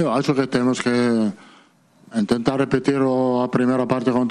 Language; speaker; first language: Portuguese; non-native, fluent; Italian